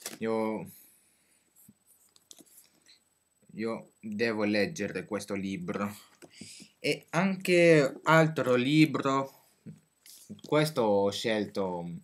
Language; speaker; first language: Italian; non-native, learner; French